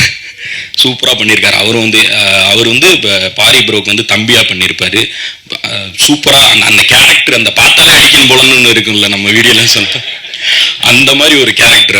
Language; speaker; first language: Tamil; native; Tamil